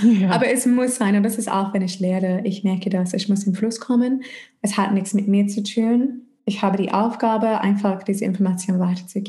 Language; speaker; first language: German; non-native, fluent; English